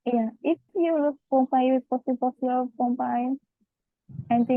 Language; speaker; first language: English; non-native, learner; Indonesian